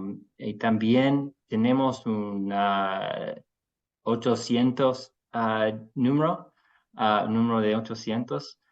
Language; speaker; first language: Spanish; non-native, fluent; English